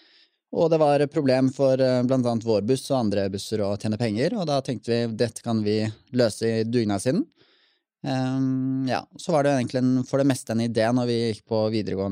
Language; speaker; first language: Norwegian; native; Norwegian